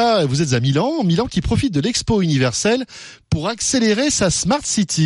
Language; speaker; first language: French; native; French